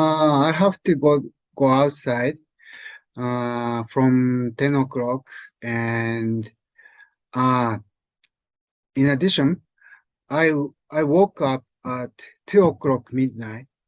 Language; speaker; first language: English; non-native, learner; Japanese